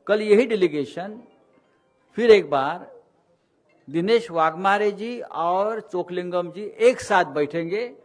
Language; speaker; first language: Hindi; non-native, local second language; Marathi